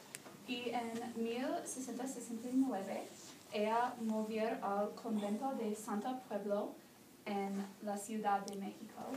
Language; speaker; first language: Spanish; non-native, learner; English